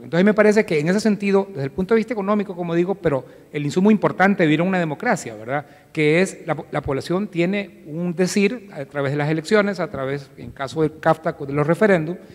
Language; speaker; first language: Spanish; native; Spanish